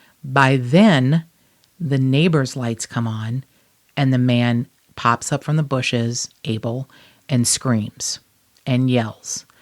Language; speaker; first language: English; native; English